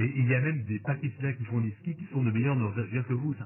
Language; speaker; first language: French; native; French